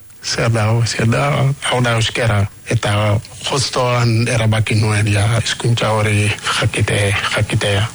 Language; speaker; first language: Basque; non-native, learner; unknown